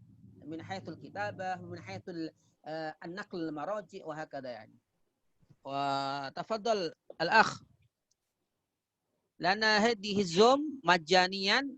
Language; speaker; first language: Arabic; non-native, fluent; Indonesian